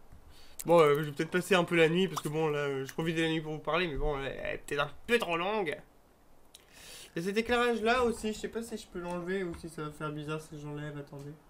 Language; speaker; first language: French; native; French